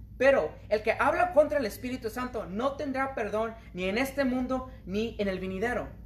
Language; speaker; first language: Spanish; early bilingual, heritage; Spanish